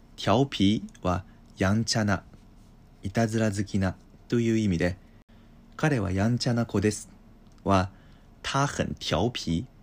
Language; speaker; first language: Japanese; non-native, fluent; Chinese